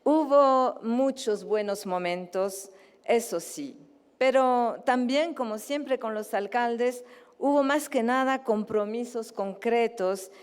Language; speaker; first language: Spanish; native; Spanish